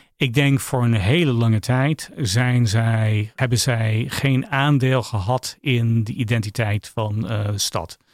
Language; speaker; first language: Dutch; non-native, fluent; English